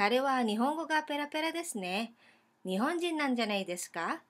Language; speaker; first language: Japanese; non-native, fluent; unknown